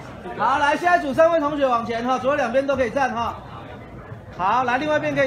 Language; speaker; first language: Chinese; native; Chinese